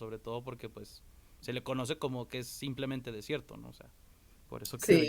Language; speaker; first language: Spanish; native; Spanish